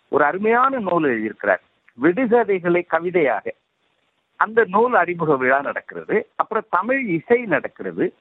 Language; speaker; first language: Tamil; native; Tamil